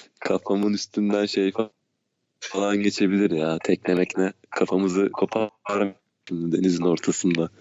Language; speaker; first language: Turkish; native; Turkish